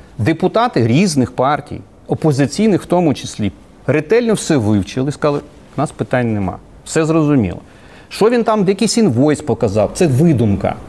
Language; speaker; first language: Ukrainian; native; Ukrainian